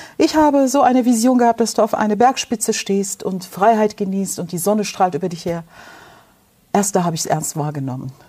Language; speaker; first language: German; non-native, fluent; Turkish